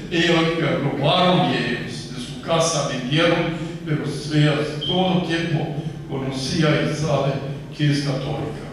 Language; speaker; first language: Spanish; non-native, fluent; Croatian